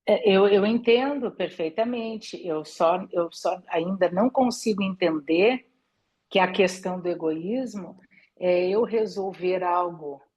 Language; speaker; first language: Portuguese; native; Portuguese